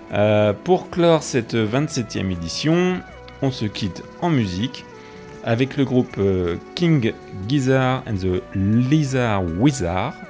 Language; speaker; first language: French; native; French